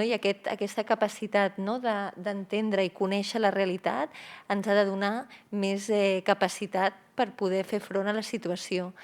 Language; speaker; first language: Catalan; native; Catalan